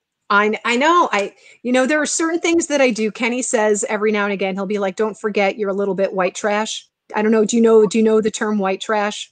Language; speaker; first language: English; native; English